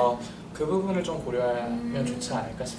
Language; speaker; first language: Korean; native; Korean